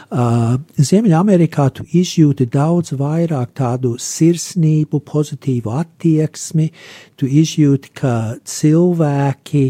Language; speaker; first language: Latvian; early bilingual, heritage; Latvian